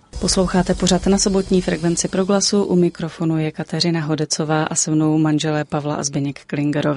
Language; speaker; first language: Czech; native; Czech